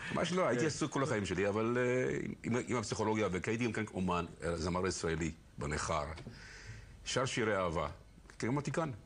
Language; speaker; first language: Hebrew; native; Hebrew